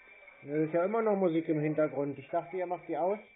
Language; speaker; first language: German; native; German